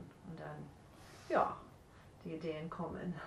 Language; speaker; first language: German; non-native, fluent; English